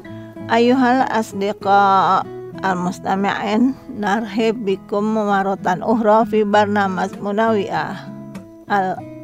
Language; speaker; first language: Arabic; non-native, fluent; Indonesian